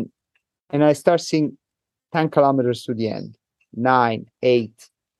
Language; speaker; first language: English; non-native, fluent; Italian